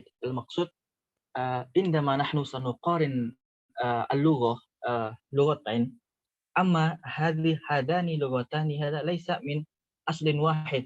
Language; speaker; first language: Arabic; non-native, learner; Indonesian